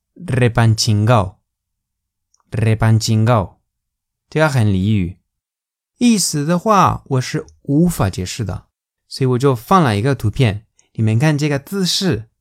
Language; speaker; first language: Chinese; non-native, fluent; Spanish